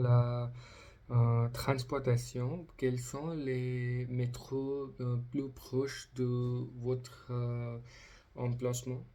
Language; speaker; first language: French; non-native, learner; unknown